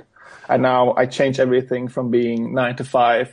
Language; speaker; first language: English; non-native, fluent; German